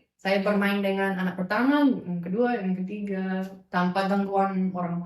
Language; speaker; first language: Indonesian; non-native, fluent; English